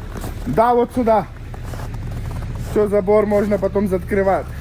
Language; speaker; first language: Russian; non-native, learner; Urdu